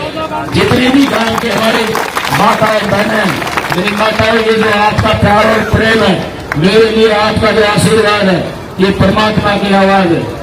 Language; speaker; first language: Hindi; native; Hindi